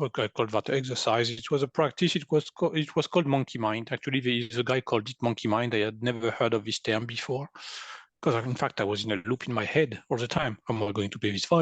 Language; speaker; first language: English; non-native, fluent; French